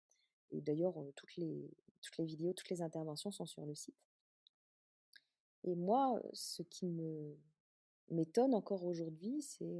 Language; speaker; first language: French; native; French